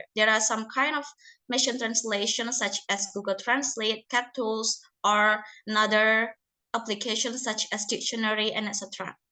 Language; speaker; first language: English; non-native, learner; Indonesian